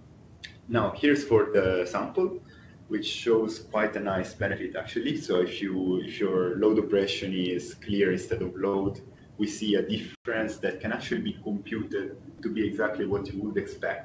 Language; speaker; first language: English; non-native, fluent; Italian